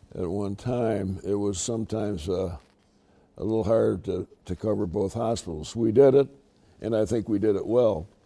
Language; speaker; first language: English; native; English